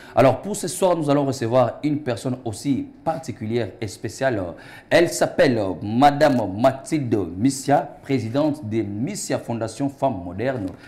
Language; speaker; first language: French; non-native, local second language; Lingala